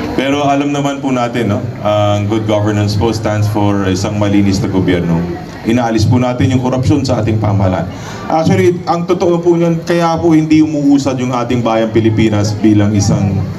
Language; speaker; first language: Filipino; native; Filipino